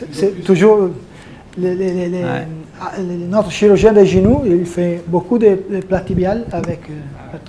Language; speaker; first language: French; non-native, fluent; Italian